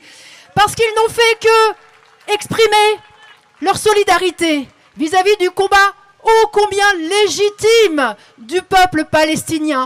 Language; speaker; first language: French; native; French